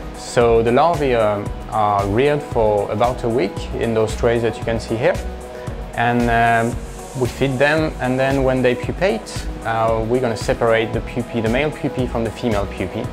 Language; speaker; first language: English; non-native, fluent; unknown